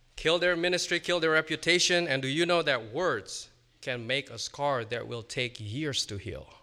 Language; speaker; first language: English; non-native, fluent; Indonesian